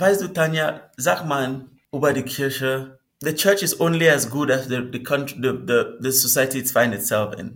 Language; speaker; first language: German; non-native, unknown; Northern Sotho